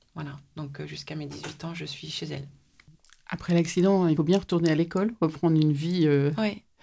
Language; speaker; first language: French; native; French